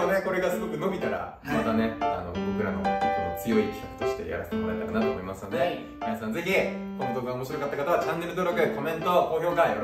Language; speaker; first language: Japanese; native; Japanese